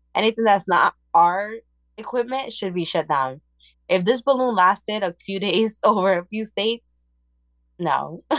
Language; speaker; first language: English; early bilingual, other home language; Spanish